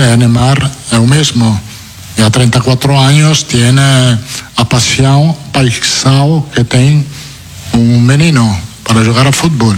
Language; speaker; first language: Portuguese; non-native, fluent; Italian